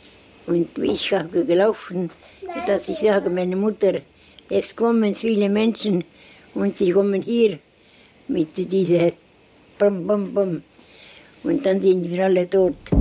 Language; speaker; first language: German; non-native, learner; Estonian